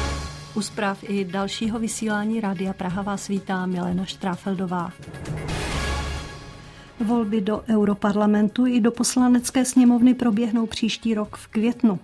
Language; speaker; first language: Czech; native; Czech